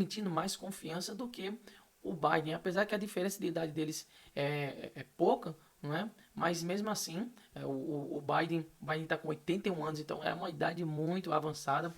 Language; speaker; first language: Portuguese; native; Portuguese